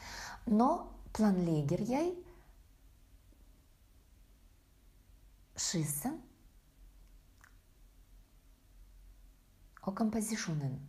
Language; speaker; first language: Norwegian; non-native, fluent; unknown